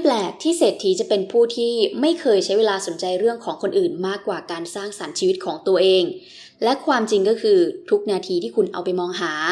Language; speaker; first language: Thai; native; Thai